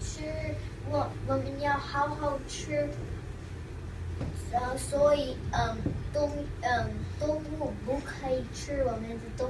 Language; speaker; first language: Chinese; non-native, learner; English